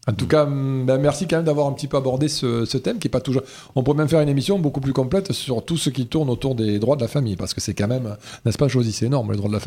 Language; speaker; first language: French; native; French